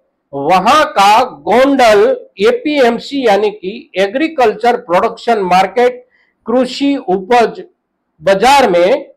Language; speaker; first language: Hindi; non-native, local second language; Gujarati